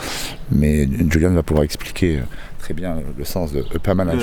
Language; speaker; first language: French; native; French